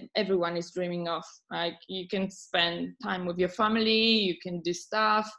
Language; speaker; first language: English; non-native, fluent; Polish